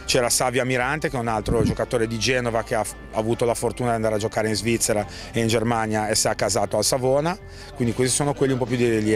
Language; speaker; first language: Italian; native; Italian